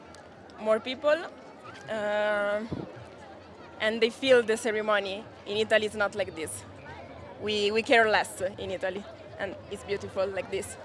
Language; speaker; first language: English; non-native, fluent; Italian